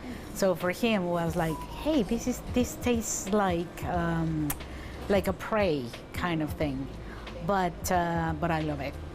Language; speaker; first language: English; non-native, fluent; Spanish